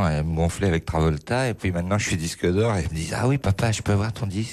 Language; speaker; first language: French; native; French